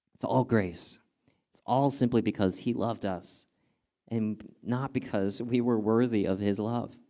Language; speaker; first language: English; native; English